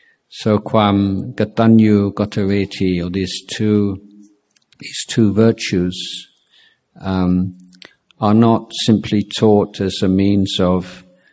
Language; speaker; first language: English; native; English